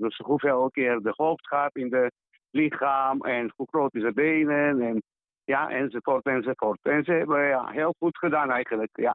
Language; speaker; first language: Dutch; non-native, learner; Georgian